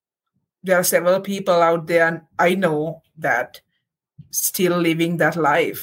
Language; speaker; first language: English; non-native, local second language; Sinhala